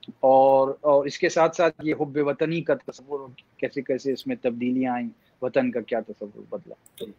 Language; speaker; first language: Urdu; native; Urdu